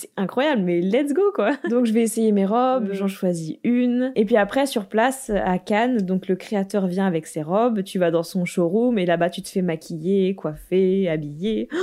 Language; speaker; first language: French; native; French